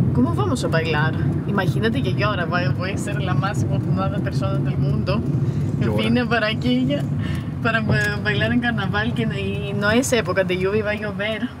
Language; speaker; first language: Spanish; non-native, fluent; Greek